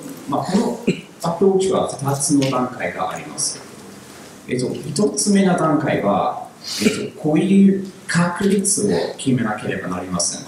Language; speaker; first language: Japanese; non-native, learner; English